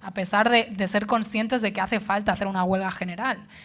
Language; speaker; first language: Spanish; non-native, local second language; Catalan